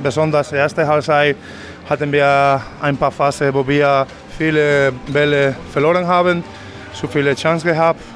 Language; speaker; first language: German; non-native, fluent; Spanish